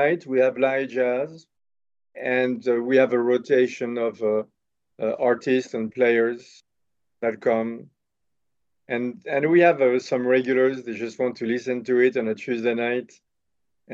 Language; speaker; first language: English; non-native, fluent; French